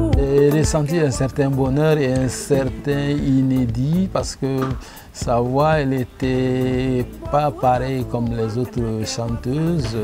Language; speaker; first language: French; non-native, local second language; Bambara